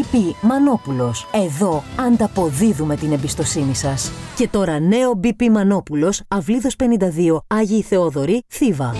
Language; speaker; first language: Greek; native; Greek